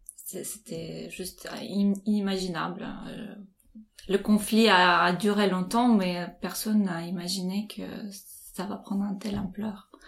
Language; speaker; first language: French; non-native, fluent; Ukrainian